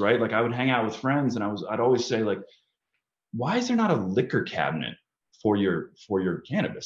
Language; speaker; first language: English; native; English